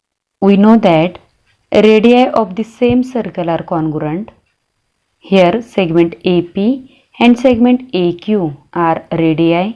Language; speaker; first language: English; non-native, local second language; Marathi